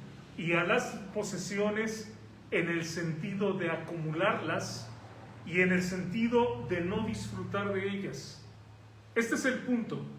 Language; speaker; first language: Spanish; native; Spanish